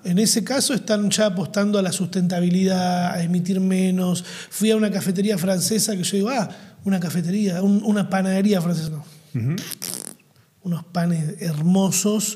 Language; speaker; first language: Spanish; native; Spanish